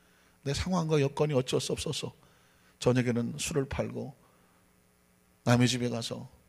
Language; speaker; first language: Korean; native; Korean